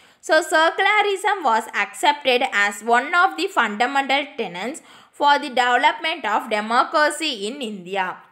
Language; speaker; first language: English; non-native, local second language; Tamil